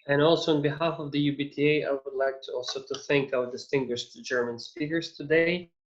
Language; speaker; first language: English; non-native, fluent; Ukrainian